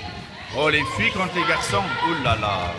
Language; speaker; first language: French; native; French